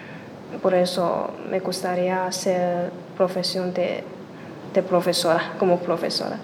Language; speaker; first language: Spanish; non-native, learner; Chinese